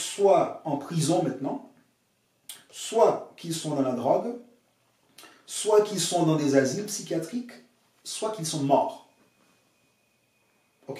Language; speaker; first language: French; non-native, fluent; English